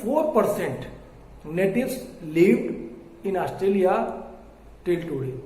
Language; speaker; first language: English; non-native, local second language; Hindi